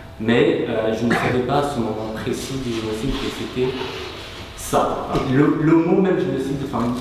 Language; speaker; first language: French; non-native, local second language; Kinyarwanda